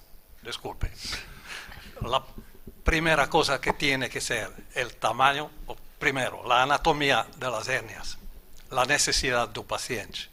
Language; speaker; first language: Spanish; non-native, fluent; German